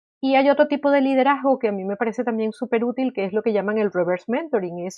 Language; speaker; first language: Spanish; native; Spanish